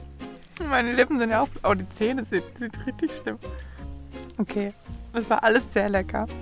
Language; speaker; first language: German; native; German